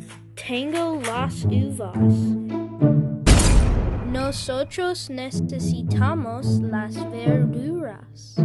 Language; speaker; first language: Spanish; non-native, learner; English